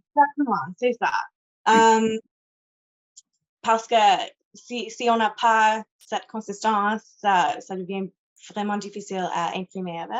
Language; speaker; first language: French; non-native, local second language; English